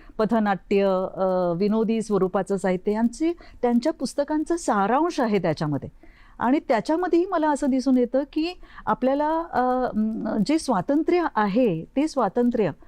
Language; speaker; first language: Marathi; native; Marathi